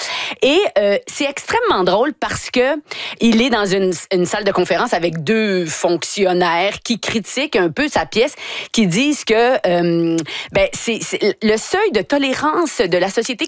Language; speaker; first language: French; native; French